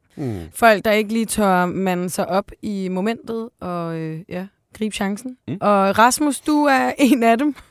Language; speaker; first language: Danish; native; Danish